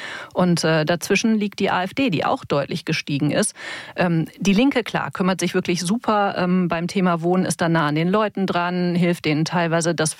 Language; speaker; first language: German; native; German